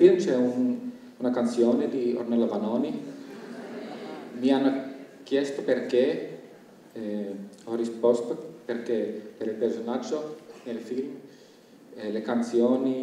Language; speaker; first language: Italian; non-native, fluent; Finnish